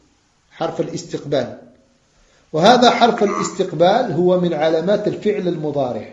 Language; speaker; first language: Arabic; non-native, fluent; French